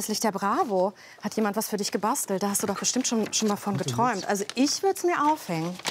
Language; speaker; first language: German; native; German